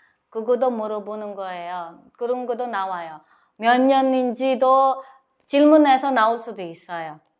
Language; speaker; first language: Korean; non-native, fluent; Filipino